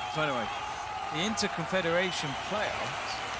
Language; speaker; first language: English; native; English